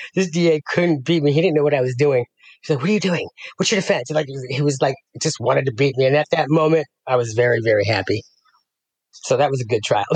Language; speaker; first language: English; native; English